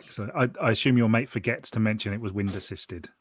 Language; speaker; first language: English; native; English